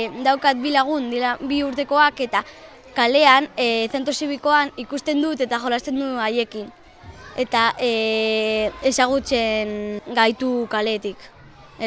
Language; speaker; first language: Basque; non-native, local second language; Spanish